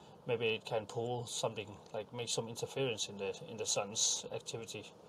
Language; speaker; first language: English; non-native, fluent; Danish